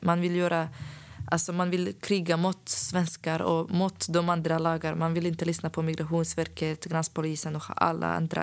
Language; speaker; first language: Swedish; non-native, fluent; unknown